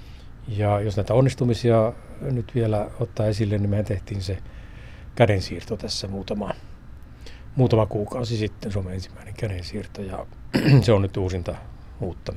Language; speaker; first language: Finnish; native; Finnish